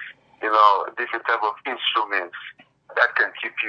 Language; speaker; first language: English; non-native, local second language; Krio